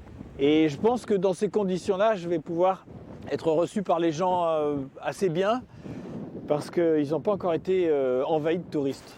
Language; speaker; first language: French; native; French